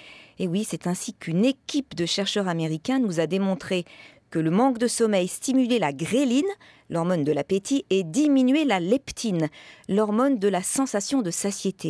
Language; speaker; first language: French; native; French